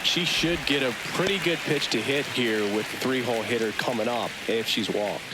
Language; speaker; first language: English; native; English